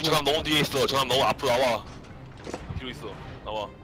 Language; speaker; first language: Korean; native; Korean